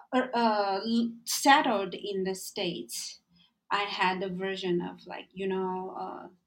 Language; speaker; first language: English; non-native, fluent; Chinese